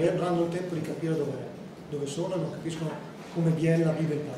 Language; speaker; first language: Italian; native; Italian